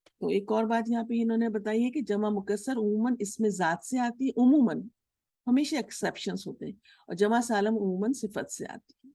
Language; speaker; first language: Urdu; native; Urdu